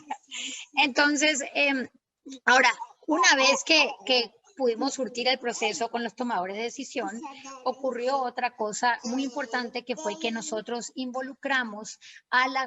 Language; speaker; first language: Spanish; native; Spanish